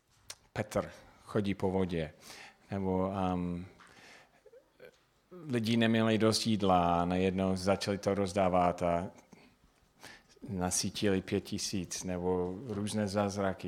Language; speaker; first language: Czech; non-native, fluent; English